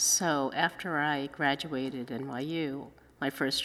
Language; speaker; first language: English; early bilingual, other home language; Cantonese